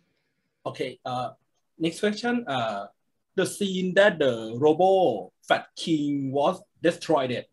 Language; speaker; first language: English; non-native, learner; Thai